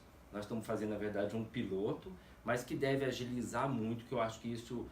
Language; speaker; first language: Portuguese; native; Portuguese